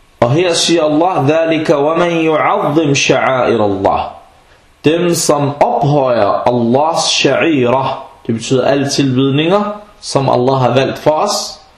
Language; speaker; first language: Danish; early bilingual, other home language; Arabic